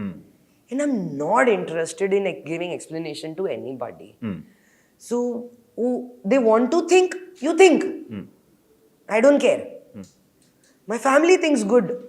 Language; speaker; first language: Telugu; non-native, fluent; Hindi